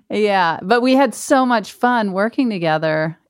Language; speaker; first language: English; native; English